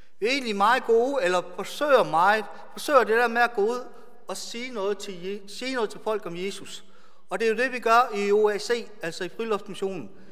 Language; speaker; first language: Danish; native; Danish